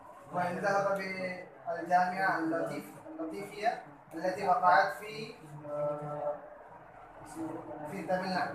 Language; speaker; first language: Arabic; non-native, learner; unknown